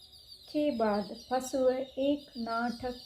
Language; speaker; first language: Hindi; non-native, fluent; Sinhala